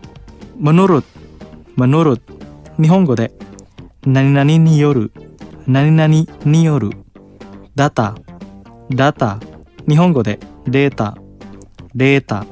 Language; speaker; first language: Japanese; non-native, fluent; Indonesian